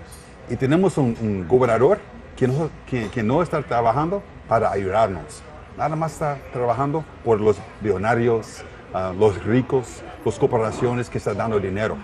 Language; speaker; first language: Spanish; non-native, learner; English